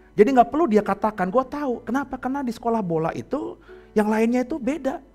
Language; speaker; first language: Indonesian; native; Indonesian